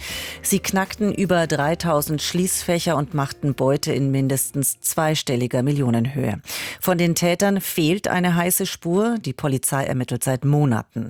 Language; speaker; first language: German; native; German